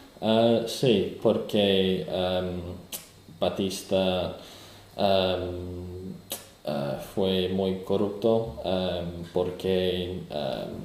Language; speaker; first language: Spanish; non-native, learner; English